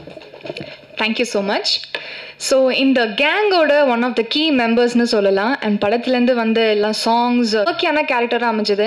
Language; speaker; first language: Tamil; native; Tamil